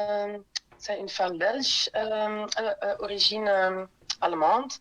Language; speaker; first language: French; non-native, local second language; Dutch